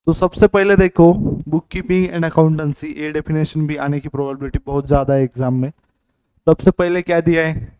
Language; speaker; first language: Hindi; non-native, local second language; Marathi